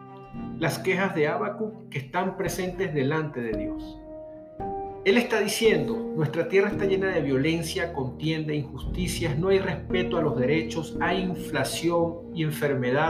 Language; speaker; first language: Spanish; native; Spanish